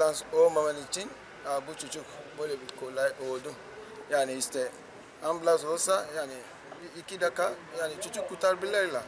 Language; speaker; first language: Turkish; non-native, learner; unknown